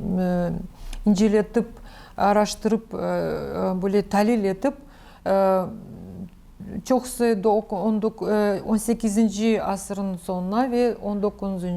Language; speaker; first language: Turkish; non-native, learner; Crimean Tatar